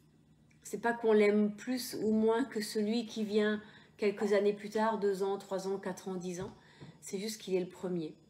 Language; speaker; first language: French; native; French